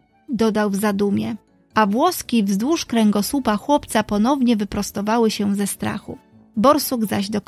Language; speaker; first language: Polish; native; Polish